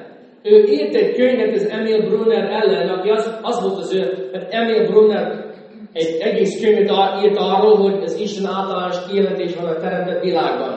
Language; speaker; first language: Hungarian; non-native, fluent; English